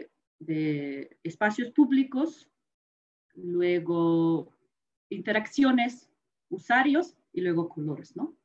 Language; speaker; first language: Spanish; non-native, fluent; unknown